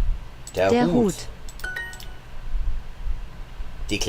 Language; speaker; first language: German; non-native, fluent; English